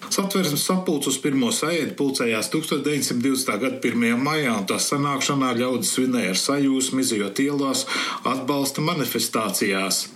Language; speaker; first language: Latvian; early bilingual, heritage; Latvian